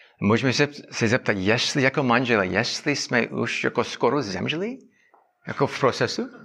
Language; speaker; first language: Czech; non-native, learner; English